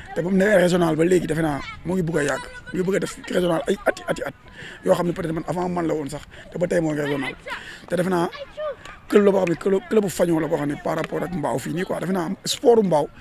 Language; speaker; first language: Wolof; native; Wolof